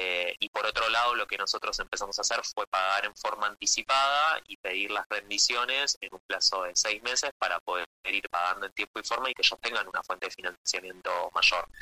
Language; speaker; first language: Spanish; native; Spanish